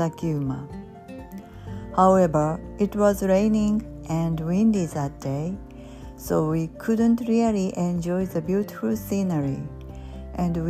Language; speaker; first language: English; non-native, fluent; Japanese